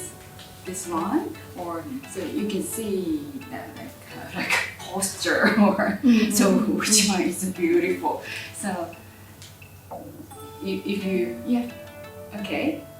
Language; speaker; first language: English; non-native, learner; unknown